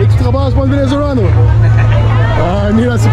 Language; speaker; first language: Spanish; non-native, learner; French